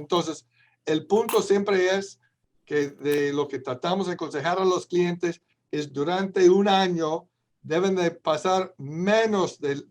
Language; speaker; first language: Spanish; non-native, fluent; English